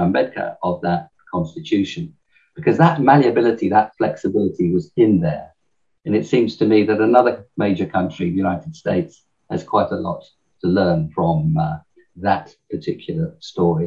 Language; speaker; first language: English; native; English